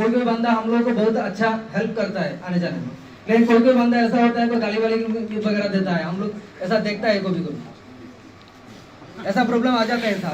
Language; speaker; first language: Hindi; non-native, local second language; Bangla